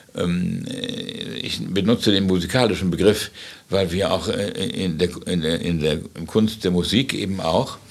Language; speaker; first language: German; native; German